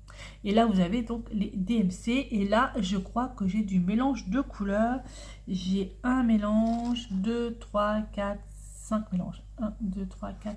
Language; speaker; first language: French; native; French